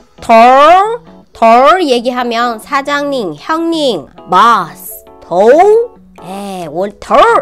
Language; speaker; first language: Korean; non-native, fluent; Chinese